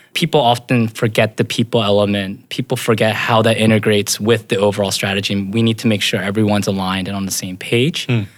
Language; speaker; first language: English; native; English